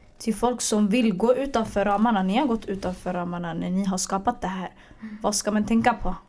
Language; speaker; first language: Swedish; early bilingual, other home language; Arabic